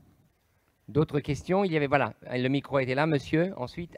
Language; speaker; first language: French; native; French